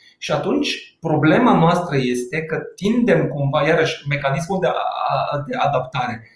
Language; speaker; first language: Romanian; non-native, local second language; Hungarian